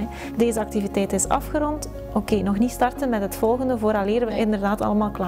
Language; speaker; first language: Dutch; native; Dutch